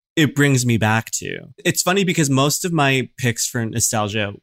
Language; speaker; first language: English; native; English